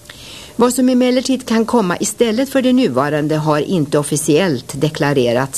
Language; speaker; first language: Swedish; native; Swedish